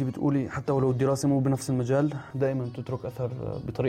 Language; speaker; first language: Arabic; native; Arabic